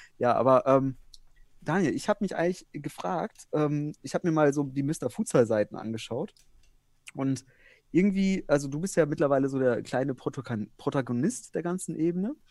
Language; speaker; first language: German; early bilingual, other home language; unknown